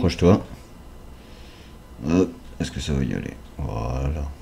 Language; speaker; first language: French; native; French